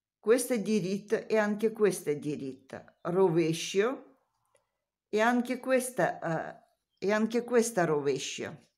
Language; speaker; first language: Italian; non-native, learner; Russian